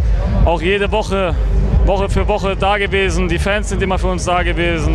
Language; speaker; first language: German; native; German